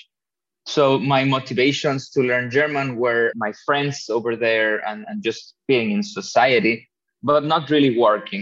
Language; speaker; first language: English; non-native, fluent; Spanish